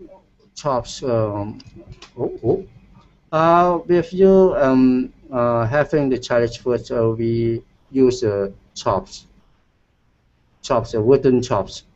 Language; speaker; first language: English; non-native, learner; Cantonese